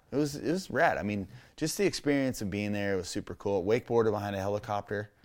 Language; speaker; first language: English; native; English